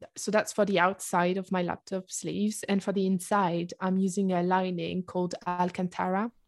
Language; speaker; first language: English; non-native, fluent; French